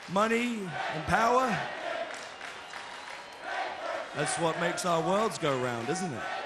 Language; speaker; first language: English; native; English